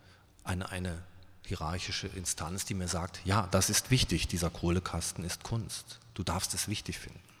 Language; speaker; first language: German; native; German